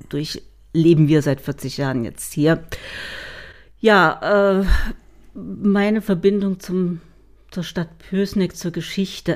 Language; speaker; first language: German; native; German